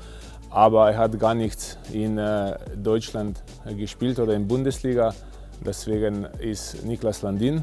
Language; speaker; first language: German; non-native, fluent; Slovenian